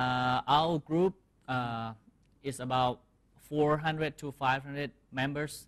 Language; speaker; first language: English; non-native, fluent; Thai